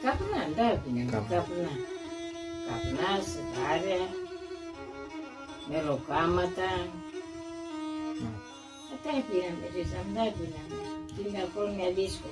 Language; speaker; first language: Greek; early bilingual, other home language; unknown